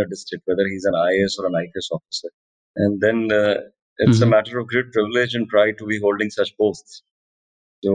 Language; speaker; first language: English; non-native, local second language; Hindi